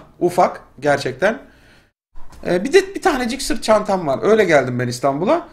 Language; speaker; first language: Turkish; native; Turkish